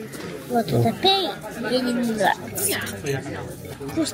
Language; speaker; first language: Russian; early bilingual, heritage; Russian